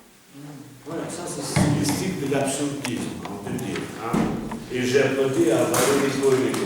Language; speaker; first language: French; non-native, fluent; Russian